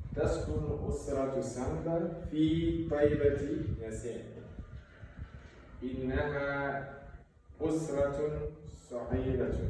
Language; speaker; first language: Arabic; non-native, fluent; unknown